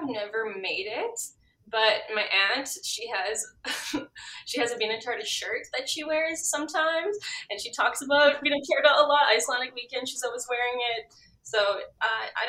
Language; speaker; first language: English; native; English